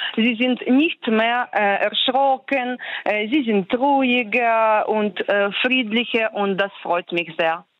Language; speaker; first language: German; non-native, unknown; Ukrainian